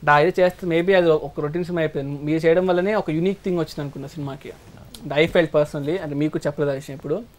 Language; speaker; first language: Telugu; native; Telugu